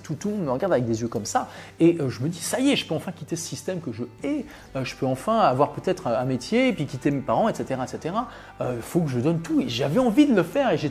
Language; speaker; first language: French; native; French